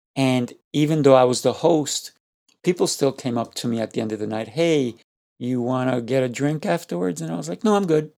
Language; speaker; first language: English; non-native, fluent; Spanish